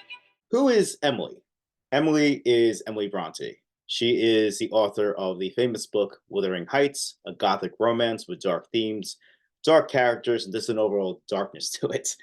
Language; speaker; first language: English; native; English